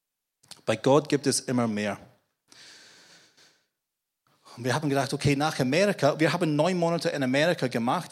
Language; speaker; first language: German; non-native, fluent; English